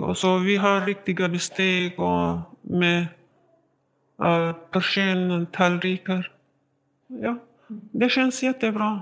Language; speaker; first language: Swedish; non-native, learner; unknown